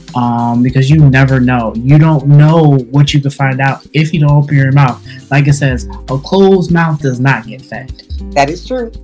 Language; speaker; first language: English; native; English